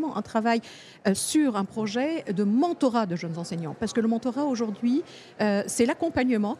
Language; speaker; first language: French; non-native, local second language; Arabic